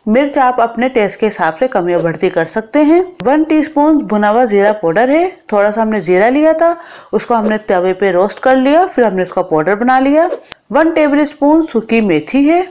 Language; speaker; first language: Urdu; native; Urdu